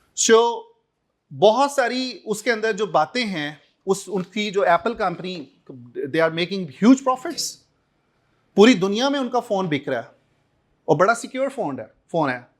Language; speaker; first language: Urdu; non-native, local second language; Punjabi